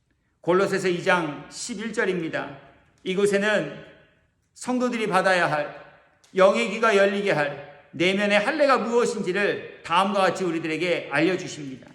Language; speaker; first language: Korean; native; Korean